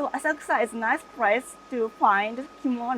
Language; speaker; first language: English; non-native, learner; Japanese